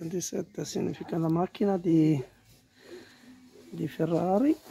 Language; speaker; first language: Italian; non-native, learner; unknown